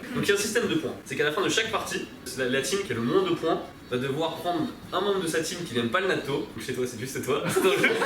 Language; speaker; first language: French; native; French